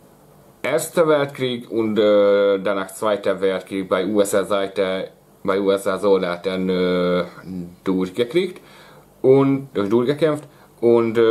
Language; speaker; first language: German; non-native, learner; Hungarian